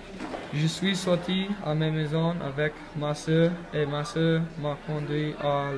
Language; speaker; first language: French; non-native, learner; English